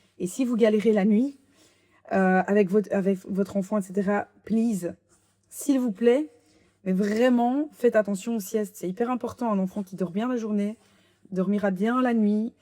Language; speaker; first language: French; native; French